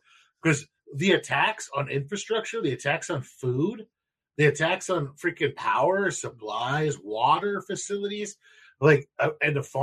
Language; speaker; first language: English; native; English